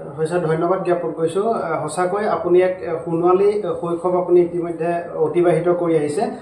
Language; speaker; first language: Assamese; native; Assamese